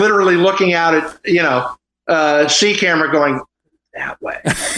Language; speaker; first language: English; native; English